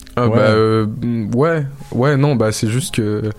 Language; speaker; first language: French; native; French